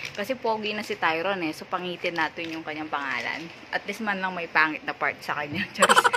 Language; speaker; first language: Filipino; non-native, local second language; Pampanga